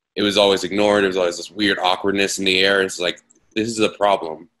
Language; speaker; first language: English; native; English